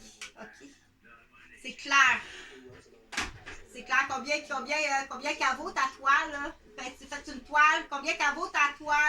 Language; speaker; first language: French; native; French